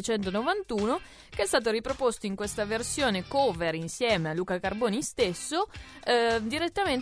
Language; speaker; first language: Italian; native; Italian